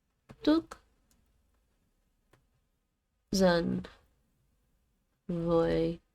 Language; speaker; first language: Vietnamese; non-native, learner; Dutch